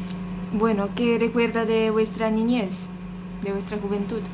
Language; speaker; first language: Spanish; early bilingual, other home language; Romanian